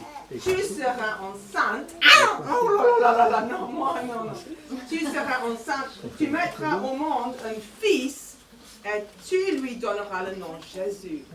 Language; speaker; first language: French; non-native, fluent; English